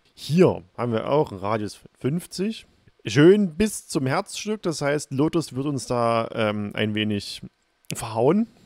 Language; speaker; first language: German; native; German